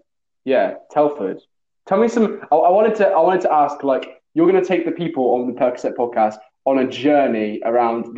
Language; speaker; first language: English; native; English